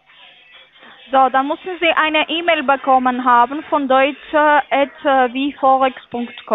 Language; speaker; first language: German; non-native, fluent; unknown